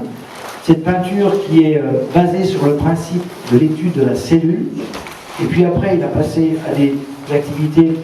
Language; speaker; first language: French; native; French